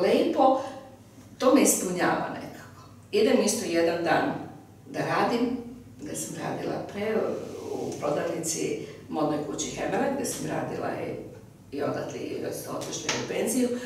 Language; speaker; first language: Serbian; early bilingual, heritage; Serbian